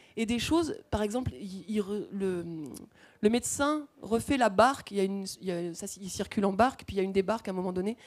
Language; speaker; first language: French; native; French